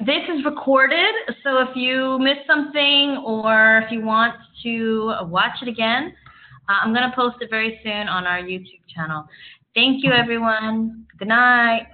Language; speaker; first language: English; native; English